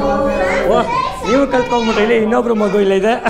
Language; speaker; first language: Kannada; native; Kannada